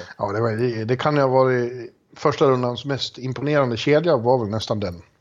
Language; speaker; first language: Swedish; native; Swedish